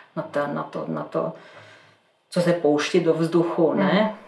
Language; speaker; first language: Czech; non-native, fluent; Serbian